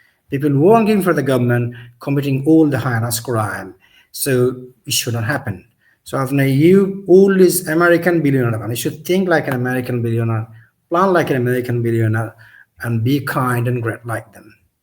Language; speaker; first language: English; non-native, local second language; Sylheti